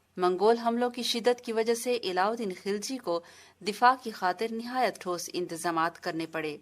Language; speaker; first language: Urdu; non-native, local second language; Saraiki